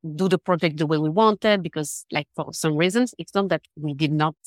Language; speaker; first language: English; non-native, fluent; French